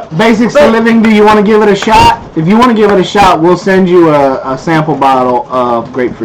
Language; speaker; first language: English; native; English